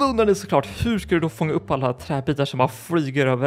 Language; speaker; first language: Swedish; native; Swedish